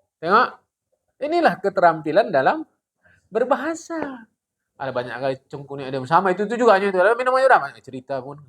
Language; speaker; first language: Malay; non-native, local second language; Indonesian